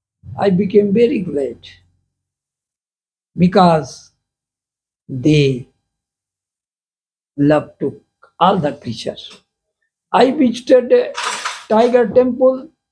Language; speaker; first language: English; non-native, local second language; Hindi